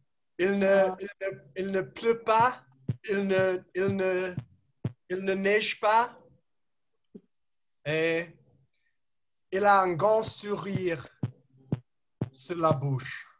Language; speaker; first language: French; non-native, learner; English